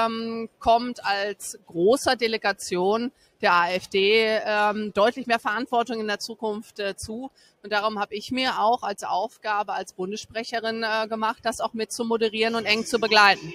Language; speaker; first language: German; native; German